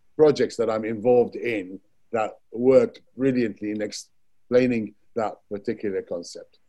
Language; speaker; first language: English; non-native, fluent; Arabic